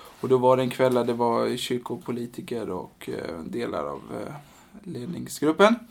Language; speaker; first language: Swedish; native; Swedish